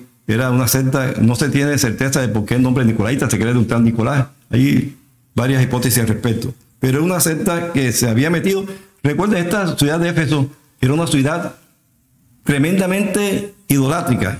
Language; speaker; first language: Spanish; native; Spanish